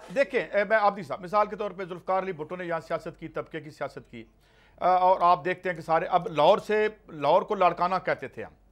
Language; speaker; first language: Urdu; non-native, local second language; Punjabi